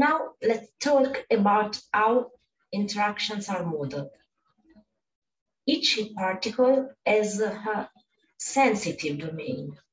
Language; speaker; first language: English; non-native, fluent; Italian